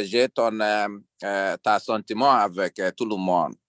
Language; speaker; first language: French; non-native, learner; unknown